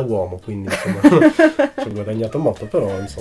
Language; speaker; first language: Italian; native; Italian